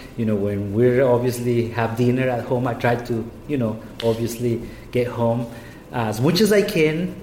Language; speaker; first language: English; non-native, fluent; Spanish